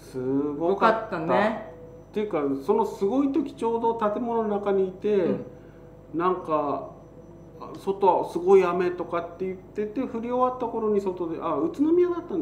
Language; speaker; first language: Japanese; native; Japanese